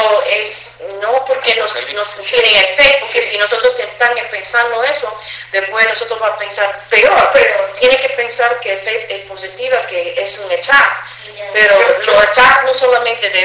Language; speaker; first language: Spanish; early bilingual, heritage; English